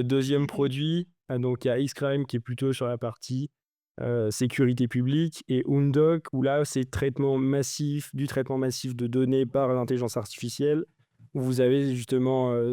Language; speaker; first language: French; native; French